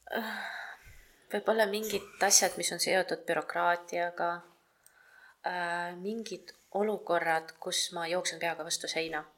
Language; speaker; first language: Estonian; non-native, local second language; Russian